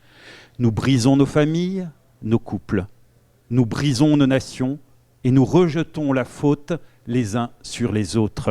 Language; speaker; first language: French; native; French